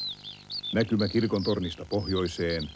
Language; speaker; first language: Finnish; native; Finnish